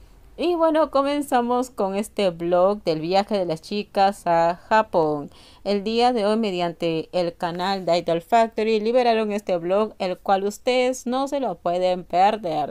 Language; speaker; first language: Spanish; native; Spanish